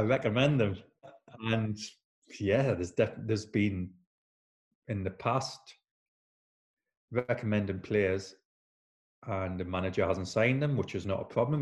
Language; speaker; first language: English; native; English